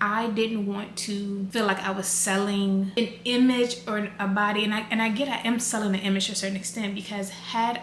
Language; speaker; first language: English; native; English